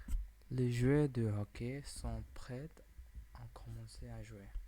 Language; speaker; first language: French; non-native, learner; English